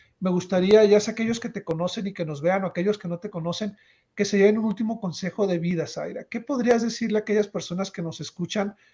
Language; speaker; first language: Spanish; native; Spanish